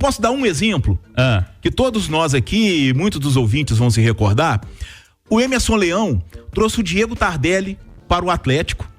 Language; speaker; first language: Portuguese; native; Portuguese